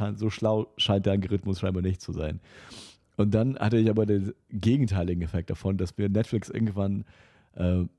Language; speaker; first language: German; non-native, fluent; Russian